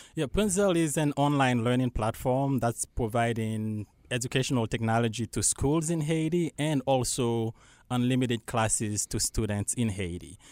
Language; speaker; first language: English; non-native, fluent; Haitian Creole